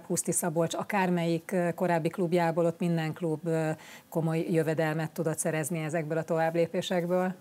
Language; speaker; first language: Hungarian; native; Hungarian